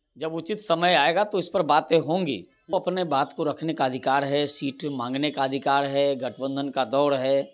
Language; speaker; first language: Hindi; native; Hindi